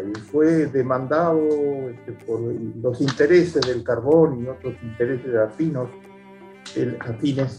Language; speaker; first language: Spanish; native; Spanish